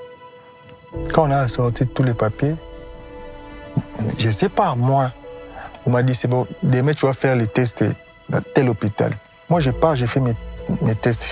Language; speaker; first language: French; non-native, local second language; Lingala